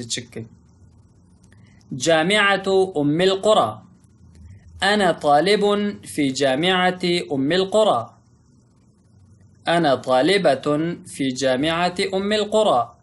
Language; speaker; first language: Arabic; non-native, fluent; Pashto